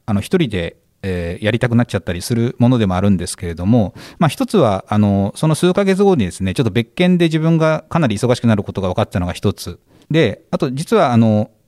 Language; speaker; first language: Japanese; native; Japanese